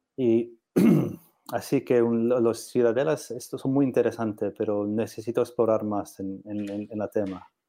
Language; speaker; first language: Spanish; non-native, learner; English